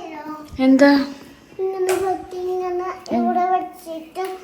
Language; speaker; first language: Malayalam; non-native, local second language; Nepali